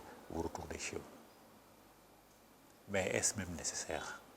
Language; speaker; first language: French; non-native, local second language; Bambara